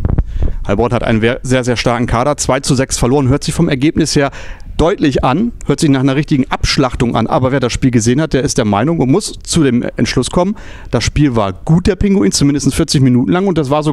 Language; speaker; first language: German; native; German